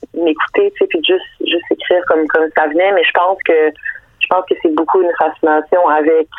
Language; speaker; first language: French; early bilingual, other home language; Danish